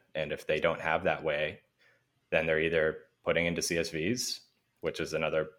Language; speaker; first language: English; native; English